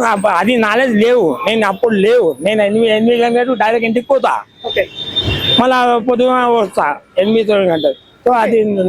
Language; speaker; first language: Telugu; non-native, local second language; Urdu